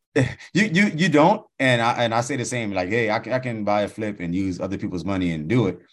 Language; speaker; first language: English; native; English